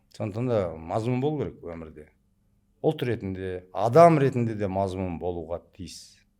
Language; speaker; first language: Kazakh; early bilingual, heritage; Kazakh